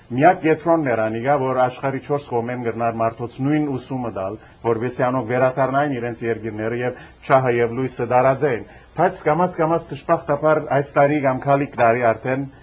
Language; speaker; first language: Armenian; early bilingual, heritage; Armenian